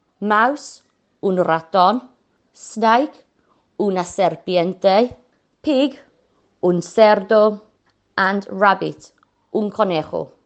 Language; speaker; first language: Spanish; non-native, fluent; English